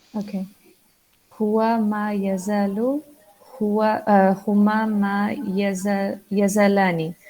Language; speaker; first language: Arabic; non-native, learner; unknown